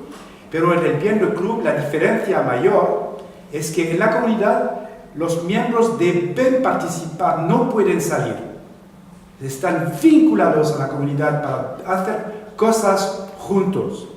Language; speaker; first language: Spanish; non-native, fluent; French